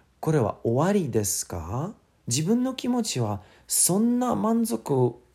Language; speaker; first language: Japanese; non-native, learner; English